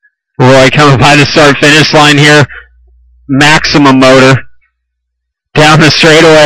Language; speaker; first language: English; native; English